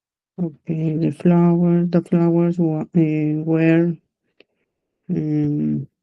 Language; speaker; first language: English; non-native, learner; Spanish